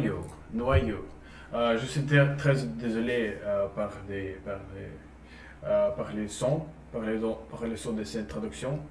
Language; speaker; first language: French; non-native, learner; Russian